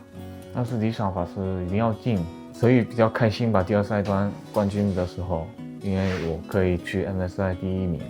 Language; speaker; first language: Chinese; non-native, fluent; Korean